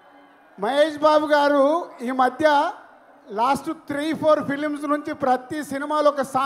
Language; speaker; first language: Telugu; native; Telugu